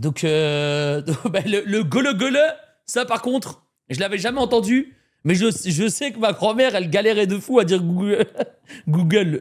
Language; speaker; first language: French; native; French